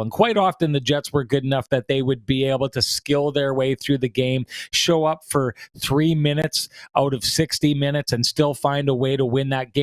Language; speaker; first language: English; native; English